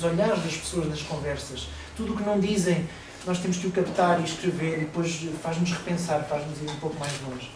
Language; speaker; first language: Portuguese; native; Portuguese